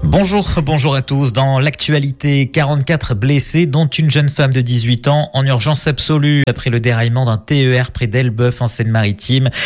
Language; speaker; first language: French; native; French